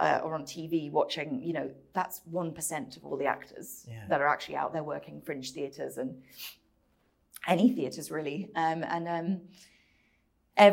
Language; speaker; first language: English; native; English